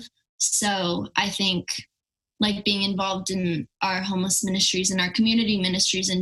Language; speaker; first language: English; native; English